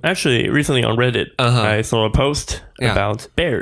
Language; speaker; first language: English; non-native, fluent; Chinese